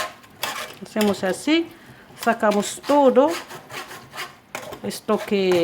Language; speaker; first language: Spanish; non-native, learner; Arabic